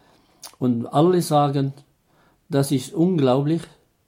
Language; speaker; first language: German; non-native, fluent; Arabic